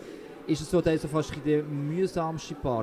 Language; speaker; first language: German; native; German